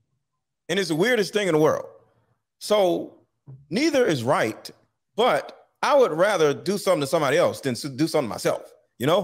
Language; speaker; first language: English; native; English